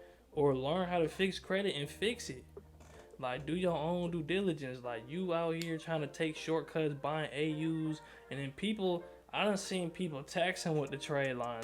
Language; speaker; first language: English; native; English